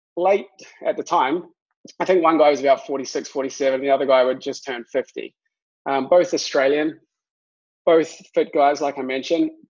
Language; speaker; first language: English; native; English